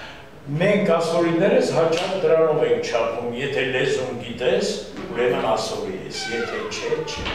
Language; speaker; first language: Armenian; non-native, local second language; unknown